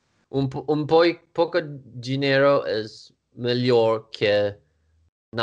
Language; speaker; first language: Portuguese; non-native, learner; Swedish